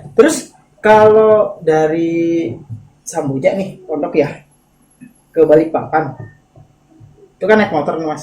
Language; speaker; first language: Indonesian; native; Indonesian